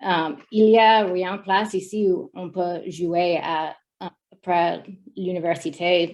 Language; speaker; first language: French; non-native, learner; English